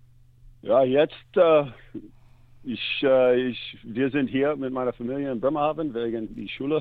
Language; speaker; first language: German; non-native, fluent; English